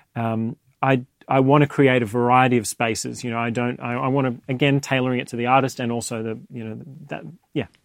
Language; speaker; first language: English; native; English